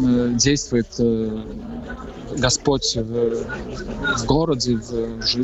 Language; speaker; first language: Russian; non-native, fluent; Polish